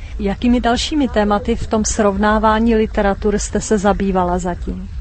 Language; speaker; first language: Czech; native; Czech